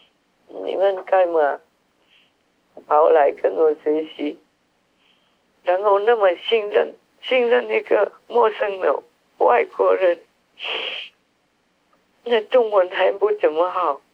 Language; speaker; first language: Chinese; non-native, fluent; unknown